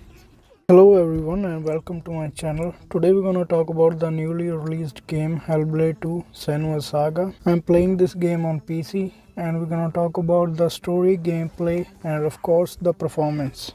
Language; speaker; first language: English; non-native, fluent; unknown